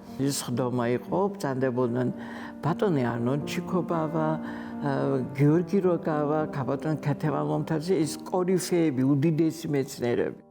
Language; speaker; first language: Georgian; non-native, fluent; Adyghe